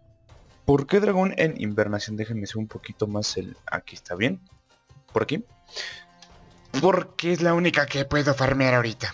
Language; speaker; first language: Spanish; native; Spanish